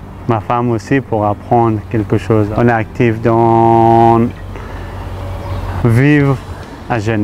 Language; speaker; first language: French; non-native, learner; Pashto